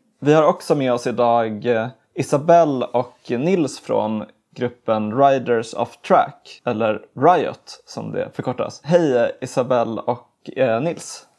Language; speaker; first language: Swedish; native; Swedish